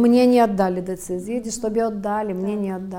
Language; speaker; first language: Polish; early bilingual, heritage; Polish